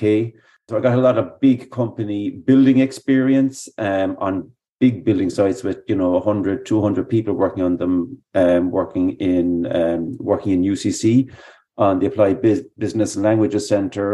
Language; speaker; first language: English; native; English